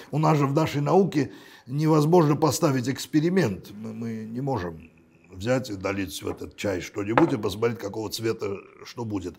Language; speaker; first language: Russian; non-native, local second language; Armenian